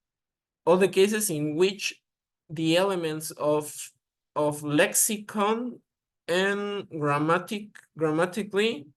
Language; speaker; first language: English; non-native, learner; Spanish